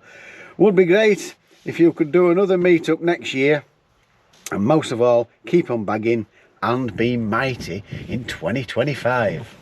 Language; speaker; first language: English; native; English